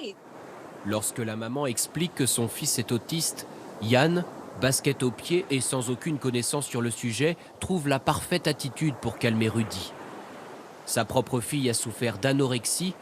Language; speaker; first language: French; native; French